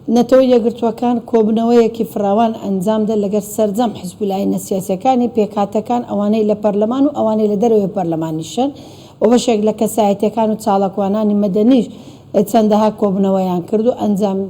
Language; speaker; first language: Central Kurdish; non-native, local second language; Azerbaijani